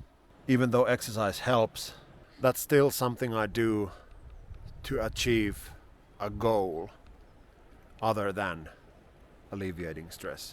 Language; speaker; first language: English; non-native, fluent; Finnish